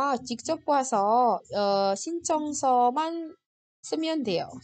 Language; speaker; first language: Korean; non-native, fluent; Indonesian